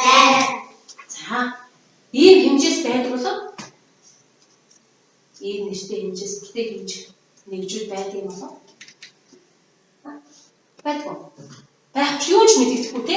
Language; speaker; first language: Mongolian; native; Mongolian